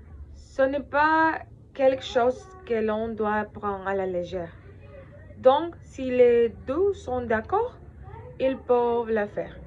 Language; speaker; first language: French; non-native, learner; Spanish